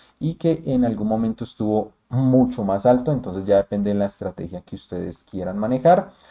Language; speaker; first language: Spanish; native; Spanish